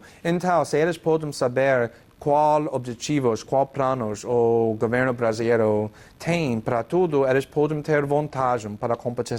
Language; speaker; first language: Portuguese; non-native, fluent; English